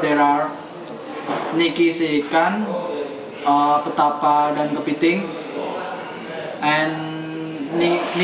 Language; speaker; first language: English; non-native, learner; Indonesian